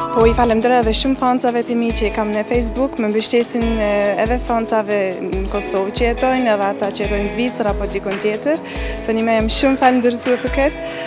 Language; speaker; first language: Albanian; early bilingual, heritage; Albanian